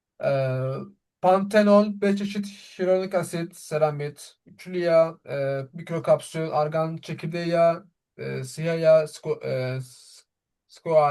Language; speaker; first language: Turkish; native; Turkish